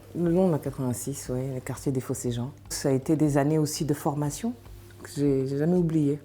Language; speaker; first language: French; early bilingual, other home language; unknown